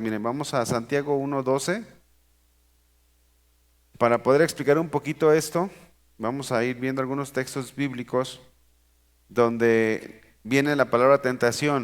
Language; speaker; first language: Spanish; native; Spanish